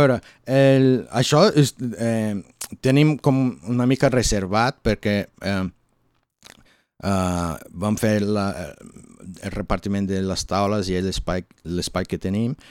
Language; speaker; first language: Catalan; non-native, learner; Portuguese